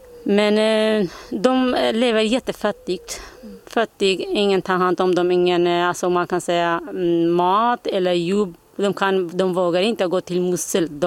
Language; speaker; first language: Swedish; non-native, learner; Kurdish